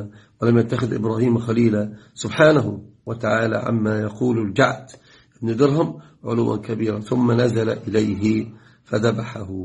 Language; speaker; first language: Arabic; native; Arabic